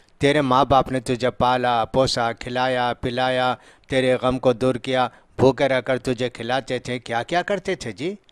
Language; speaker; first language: Urdu; native; Urdu